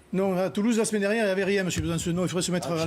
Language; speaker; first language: French; native; French